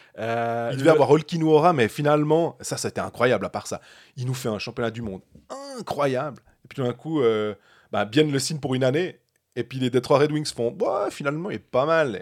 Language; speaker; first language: French; native; French